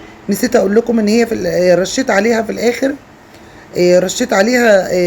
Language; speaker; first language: Arabic; native; Arabic